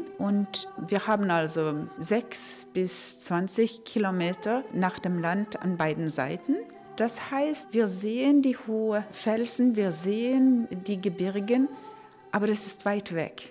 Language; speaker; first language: German; non-native, fluent; Norwegian